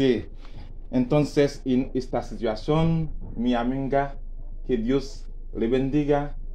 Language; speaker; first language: Spanish; non-native, learner; Haitian Creole